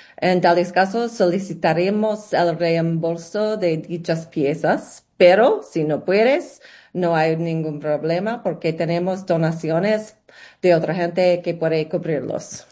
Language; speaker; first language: Spanish; non-native, learner; English